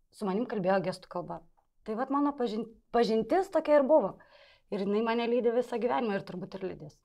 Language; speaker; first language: Lithuanian; non-native, local second language; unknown